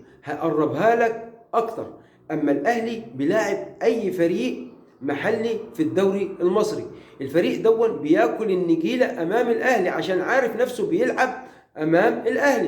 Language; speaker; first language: Arabic; native; Arabic